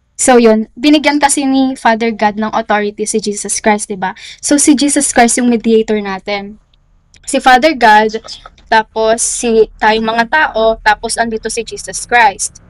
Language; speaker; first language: Filipino; native; Filipino